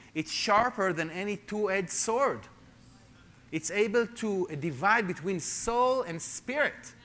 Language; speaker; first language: English; non-native, fluent; Hebrew